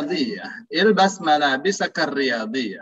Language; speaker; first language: Arabic; non-native, fluent; Indonesian